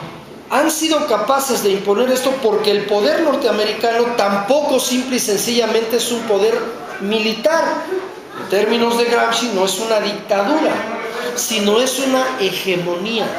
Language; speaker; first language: Spanish; native; Spanish